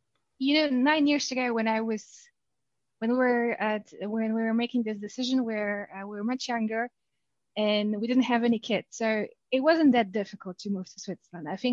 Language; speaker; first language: English; non-native, fluent; Polish